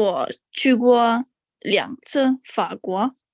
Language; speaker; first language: Chinese; non-native, learner; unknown